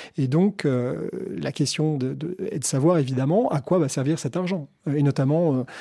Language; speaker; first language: French; native; French